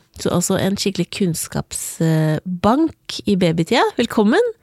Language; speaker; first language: Norwegian; native; Norwegian